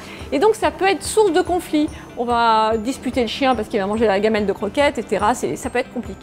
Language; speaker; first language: French; native; French